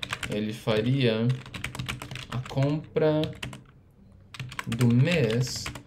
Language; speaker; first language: Portuguese; native; Portuguese